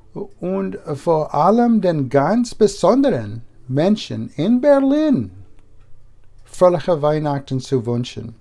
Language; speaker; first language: German; non-native, learner; English